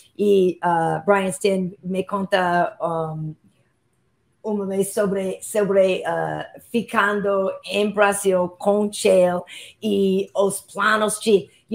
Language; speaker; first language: Portuguese; non-native, learner; English